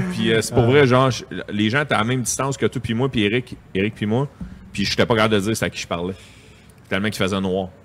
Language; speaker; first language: French; native; French